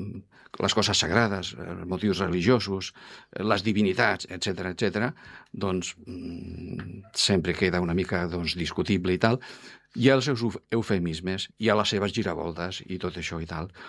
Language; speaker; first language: Catalan; non-native, fluent; Spanish